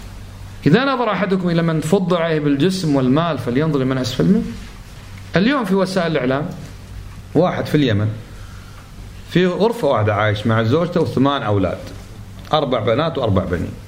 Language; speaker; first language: Arabic; native; Arabic